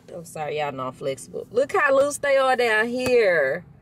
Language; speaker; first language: English; native; English